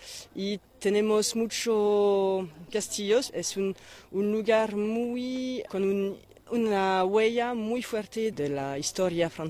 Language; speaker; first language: Spanish; non-native, fluent; French